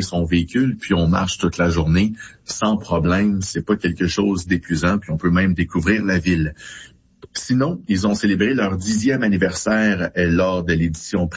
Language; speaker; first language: French; native; French